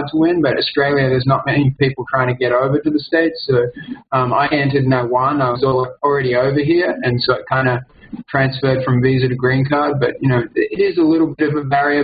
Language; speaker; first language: English; native; English